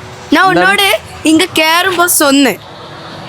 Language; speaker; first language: Tamil; non-native, learner; Malayalam